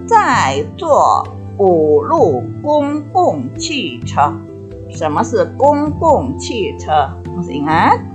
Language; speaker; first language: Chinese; non-native, fluent; Indonesian